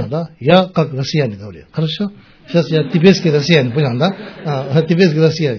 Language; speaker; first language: Russian; non-native, learner; Tibetan